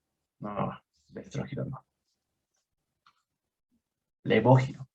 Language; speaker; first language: Spanish; native; Spanish